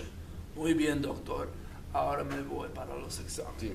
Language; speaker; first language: Spanish; non-native, learner; English